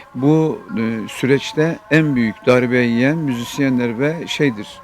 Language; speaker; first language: Turkish; native; Turkish